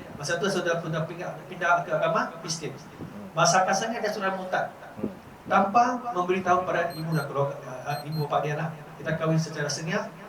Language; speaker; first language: Malay; non-native, local second language; Chinese